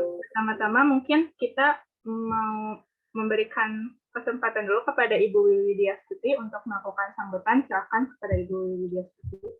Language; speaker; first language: Indonesian; native; Indonesian